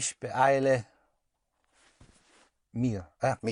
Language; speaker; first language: German; non-native, learner; English